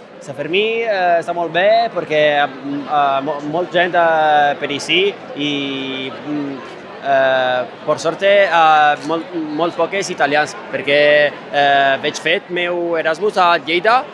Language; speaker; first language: Catalan; non-native, learner; Sardinian